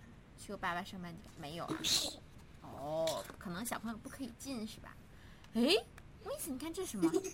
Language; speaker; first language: Chinese; native; Chinese